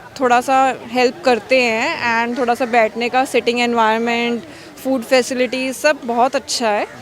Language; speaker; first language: Hindi; native; Hindi